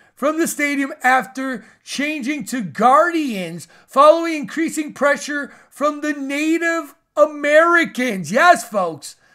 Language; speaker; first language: English; native; English